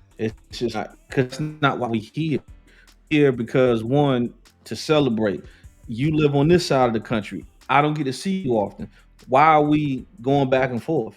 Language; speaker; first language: English; native; English